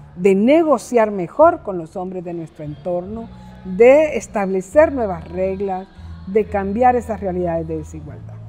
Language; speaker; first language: Spanish; native; Spanish